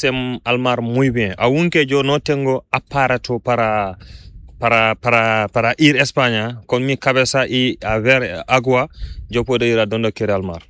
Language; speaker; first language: Spanish; non-native, learner; Fula